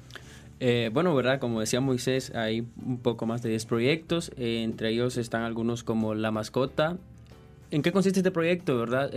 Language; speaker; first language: Spanish; native; Spanish